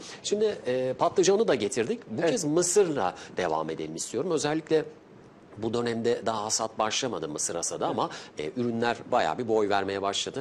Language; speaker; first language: Turkish; native; Turkish